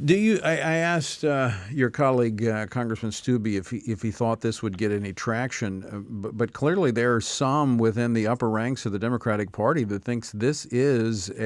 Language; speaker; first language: English; native; English